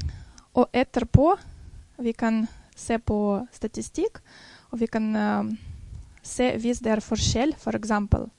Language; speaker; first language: Norwegian; non-native, fluent; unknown